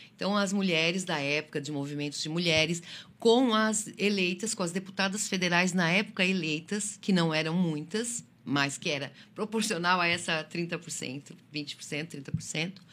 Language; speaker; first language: Portuguese; native; Portuguese